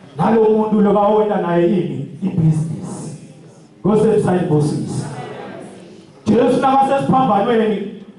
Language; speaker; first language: Zulu; non-native, local second language; Swati